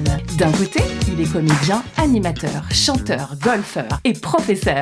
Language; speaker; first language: French; native; French